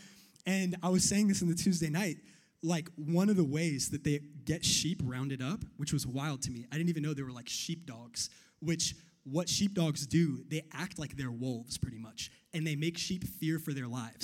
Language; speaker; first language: English; native; English